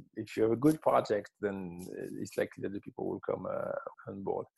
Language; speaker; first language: English; non-native, fluent; French